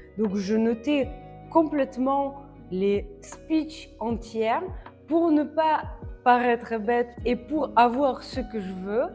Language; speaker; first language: French; non-native, fluent; Russian